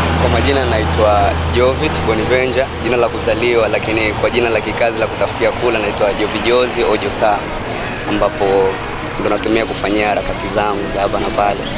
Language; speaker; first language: Swahili; native; Swahili